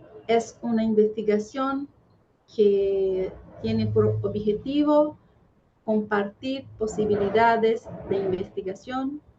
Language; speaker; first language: Spanish; non-native, fluent; Portuguese